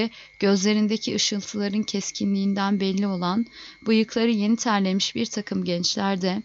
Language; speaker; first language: Turkish; native; Turkish